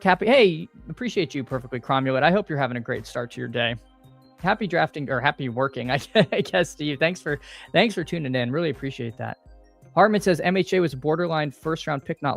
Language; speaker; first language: English; native; English